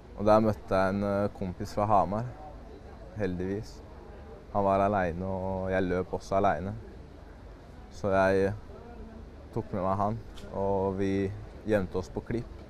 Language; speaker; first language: Norwegian; early bilingual, other home language; Chechen